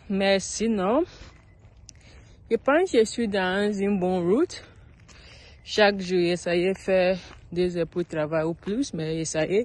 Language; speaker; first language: French; non-native, learner; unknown